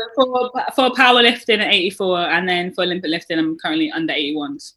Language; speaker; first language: English; native; English